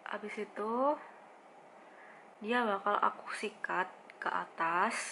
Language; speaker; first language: Indonesian; native; Indonesian